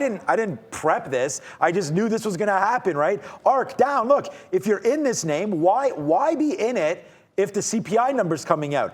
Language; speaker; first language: English; native; English